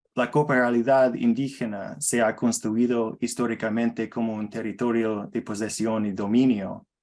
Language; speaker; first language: Spanish; non-native, learner; English